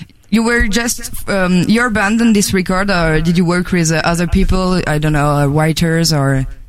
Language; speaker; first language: English; non-native, fluent; French